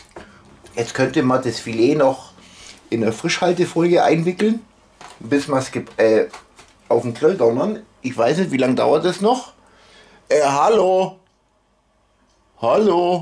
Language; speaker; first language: German; native; German